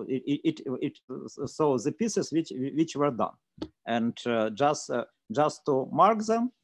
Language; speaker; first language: English; non-native, fluent; Russian